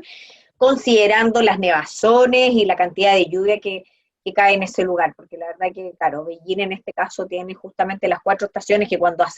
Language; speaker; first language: Spanish; native; Spanish